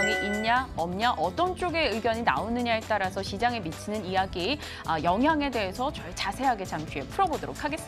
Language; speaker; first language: Korean; native; Korean